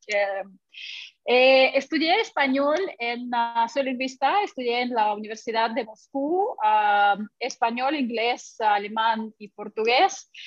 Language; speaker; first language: Spanish; non-native, fluent; Russian